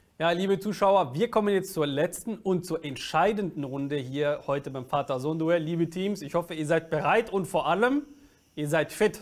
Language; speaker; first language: German; native; German